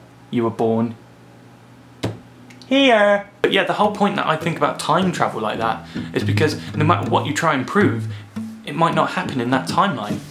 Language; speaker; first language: English; native; English